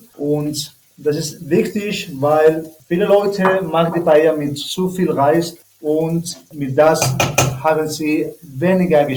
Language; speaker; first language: German; non-native, learner; Spanish